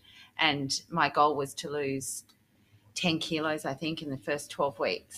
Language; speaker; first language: English; native; English